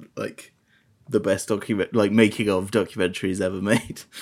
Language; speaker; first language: English; native; English